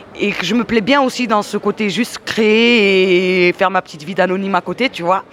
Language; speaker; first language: French; native; French